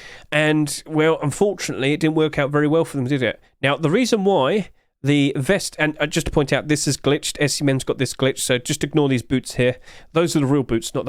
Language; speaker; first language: English; native; English